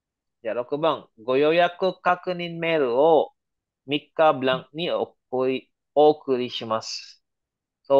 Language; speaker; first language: Japanese; non-native, fluent; Filipino